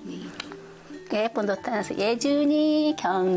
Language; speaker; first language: Korean; native; Korean